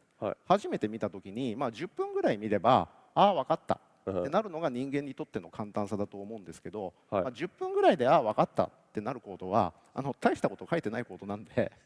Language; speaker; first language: Japanese; native; Japanese